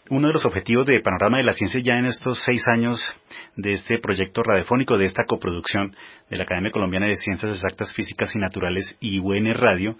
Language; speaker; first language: Spanish; native; Spanish